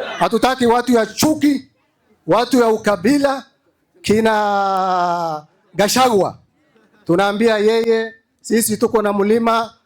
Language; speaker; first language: Swahili; non-native, local second language; Somali